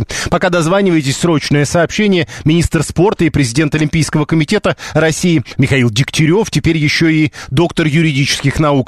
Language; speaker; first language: Russian; native; Russian